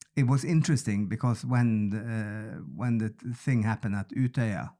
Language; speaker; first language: English; non-native, fluent; Norwegian